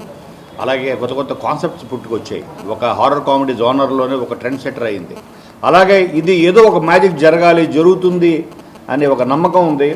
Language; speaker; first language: Telugu; native; Telugu